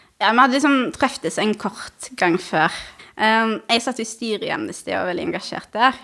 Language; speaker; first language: Norwegian; early bilingual, other home language; Arabic